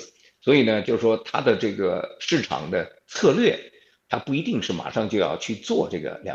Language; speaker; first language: Chinese; native; Chinese